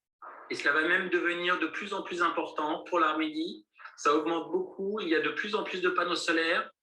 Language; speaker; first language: French; native; French